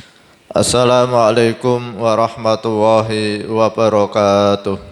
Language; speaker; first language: Indonesian; native; Indonesian